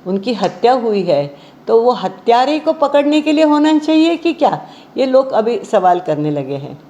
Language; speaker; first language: Hindi; non-native, local second language; Marathi